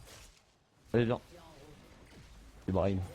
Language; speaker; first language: French; native; French